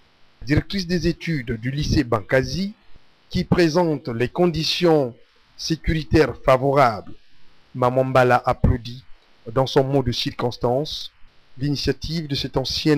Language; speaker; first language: French; non-native, local second language; Kongo